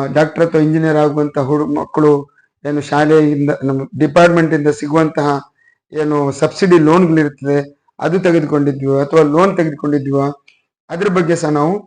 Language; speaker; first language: Kannada; non-native, local second language; Urdu